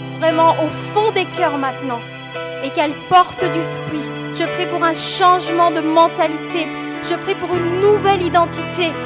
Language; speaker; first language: French; native; French